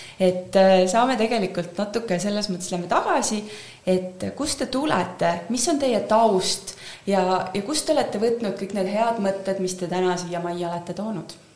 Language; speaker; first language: Estonian; native; Estonian